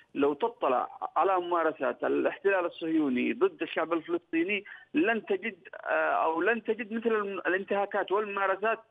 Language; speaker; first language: Arabic; native; Arabic